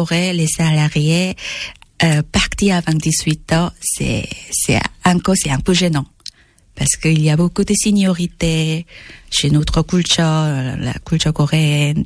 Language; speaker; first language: French; non-native, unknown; Korean